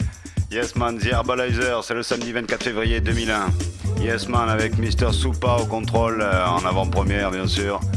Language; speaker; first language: French; native; French